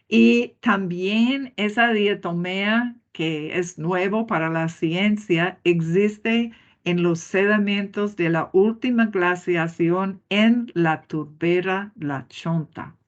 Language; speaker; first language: Spanish; non-native, fluent; English